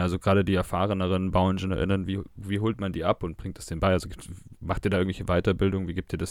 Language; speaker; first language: German; native; German